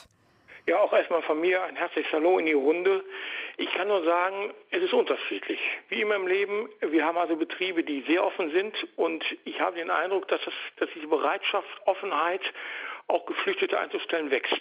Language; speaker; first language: German; native; German